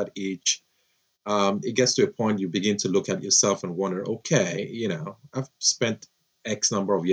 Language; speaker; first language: English; non-native, local second language; Yoruba